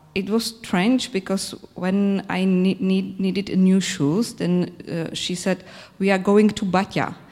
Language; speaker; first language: English; non-native, fluent; Czech